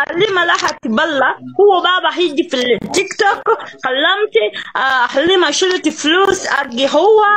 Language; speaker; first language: Arabic; non-native, learner; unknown